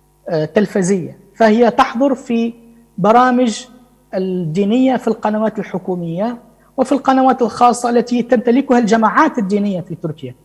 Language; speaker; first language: Arabic; native; Arabic